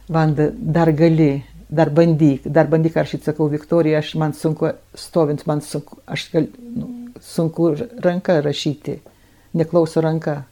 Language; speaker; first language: Lithuanian; native; Lithuanian